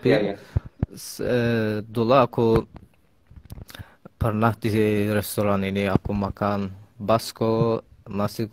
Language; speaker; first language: Indonesian; non-native, learner; Azerbaijani